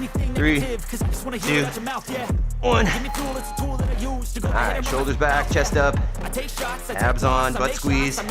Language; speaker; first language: English; native; English